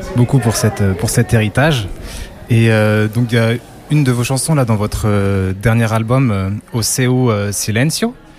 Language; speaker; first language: French; native; French